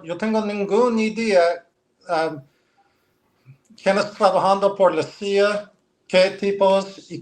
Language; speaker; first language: Spanish; non-native, learner; English